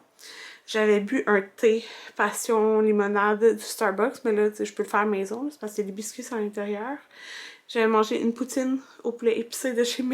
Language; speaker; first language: French; native; French